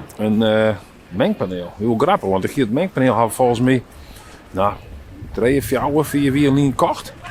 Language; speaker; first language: Dutch; non-native, local second language; Western Frisian